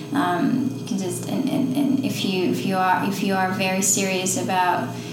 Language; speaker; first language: English; non-native, fluent; Dutch